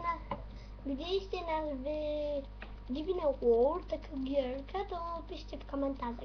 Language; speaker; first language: Polish; native; Polish